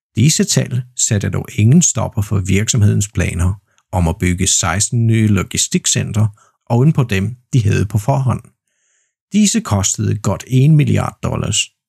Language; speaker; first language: Danish; non-native, fluent; Polish